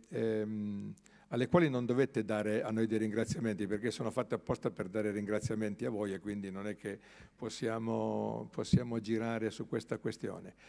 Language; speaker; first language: Italian; native; Italian